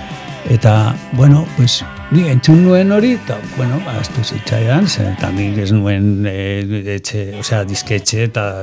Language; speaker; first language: Basque; non-native, local second language; Spanish